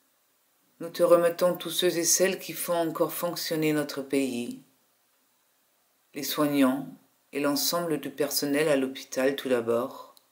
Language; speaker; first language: French; native; French